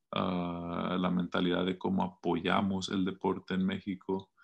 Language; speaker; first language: Spanish; early bilingual, heritage; Spanish